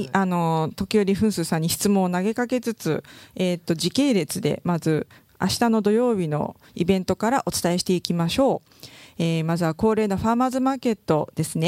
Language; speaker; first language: Japanese; native; Japanese